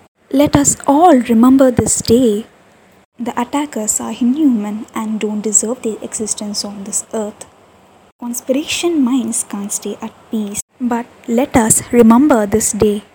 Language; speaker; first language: English; non-native, local second language; Tamil